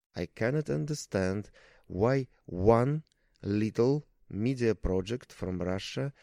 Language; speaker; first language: English; non-native, learner; Russian